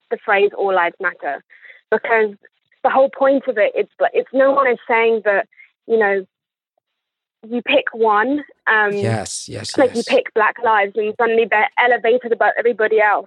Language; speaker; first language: English; native; English